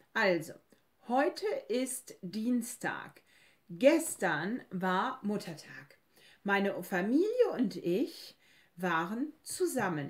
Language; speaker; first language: German; non-native, fluent; French